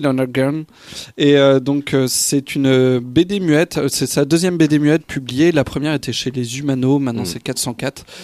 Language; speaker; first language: French; native; French